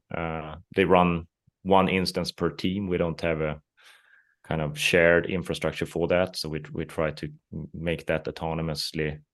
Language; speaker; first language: English; non-native, fluent; Swedish